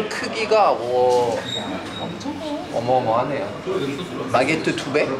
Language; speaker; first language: Korean; non-native, fluent; French